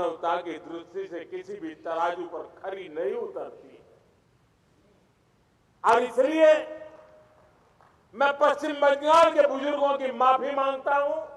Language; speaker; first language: Hindi; non-native, local second language; Gujarati